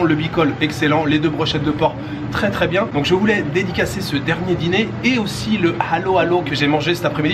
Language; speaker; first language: French; native; French